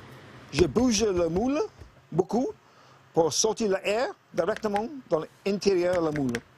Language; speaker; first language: French; non-native, learner; English